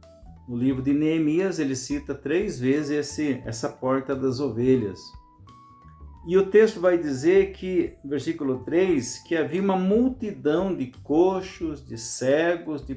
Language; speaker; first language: Portuguese; native; Portuguese